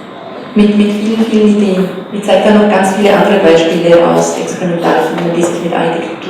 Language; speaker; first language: German; native; German